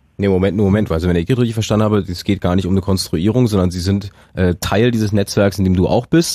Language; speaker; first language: German; native; German